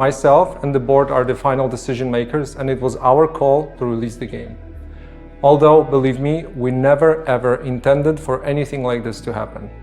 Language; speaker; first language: English; non-native, fluent; Polish